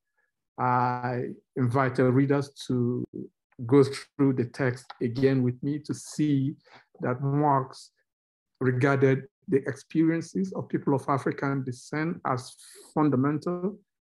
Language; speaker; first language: English; non-native, local second language; Igbo